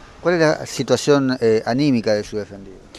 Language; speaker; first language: Spanish; native; Spanish